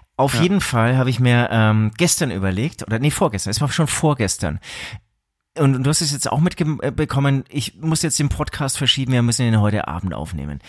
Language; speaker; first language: German; native; German